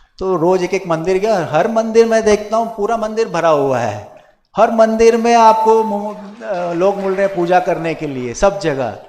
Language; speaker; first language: Hindi; non-native, local second language; Kannada